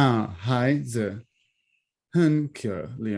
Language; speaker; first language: Chinese; non-native, learner; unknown